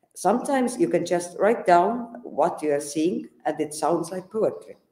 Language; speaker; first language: English; non-native, fluent; Estonian